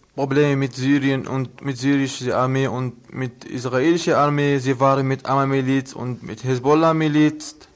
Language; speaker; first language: German; non-native, learner; Arabic